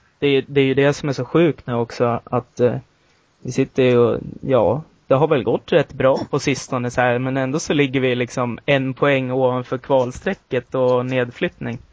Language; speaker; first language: Swedish; native; Swedish